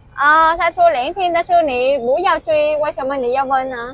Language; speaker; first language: Chinese; non-native, fluent; Vietnamese